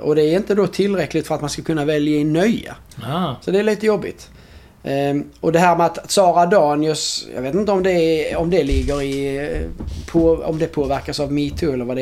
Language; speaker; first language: Swedish; native; Swedish